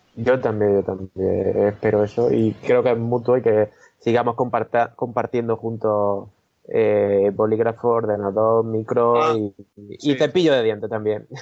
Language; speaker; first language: Spanish; native; Spanish